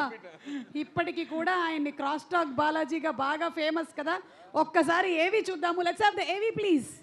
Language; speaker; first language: Telugu; native; Telugu